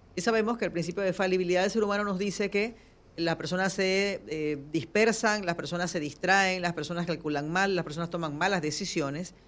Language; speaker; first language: Spanish; native; Spanish